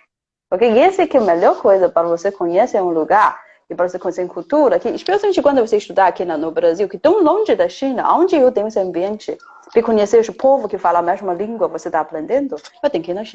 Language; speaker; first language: Portuguese; non-native, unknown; Chinese